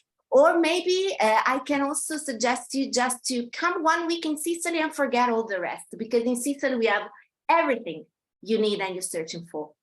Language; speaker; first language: English; non-native, fluent; Italian